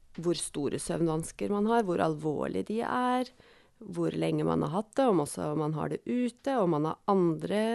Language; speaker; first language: Norwegian; native; Norwegian